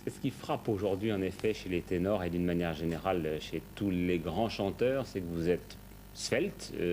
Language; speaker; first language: French; native; French